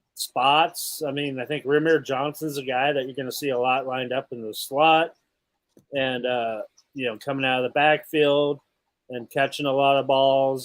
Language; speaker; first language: English; native; English